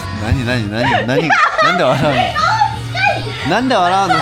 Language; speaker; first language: Japanese; non-native, learner; Korean